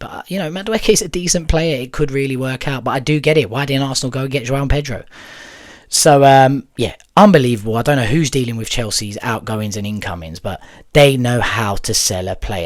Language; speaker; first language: English; native; English